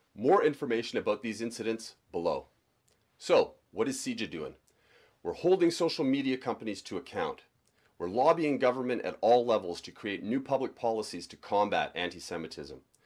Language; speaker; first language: English; native; English